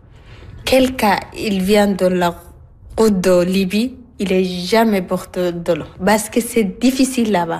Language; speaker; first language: French; non-native, learner; Arabic